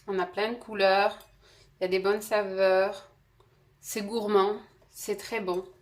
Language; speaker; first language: French; non-native, local second language; Arabic